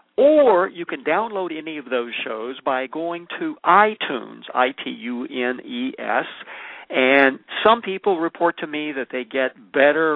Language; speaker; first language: English; native; English